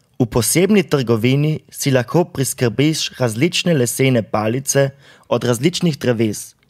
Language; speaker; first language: Slovenian; non-native, fluent; German